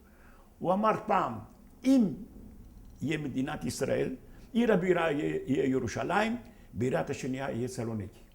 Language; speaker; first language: Hebrew; non-native, fluent; Ladino